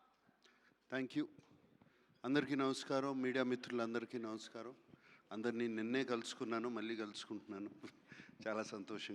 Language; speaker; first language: Telugu; native; Telugu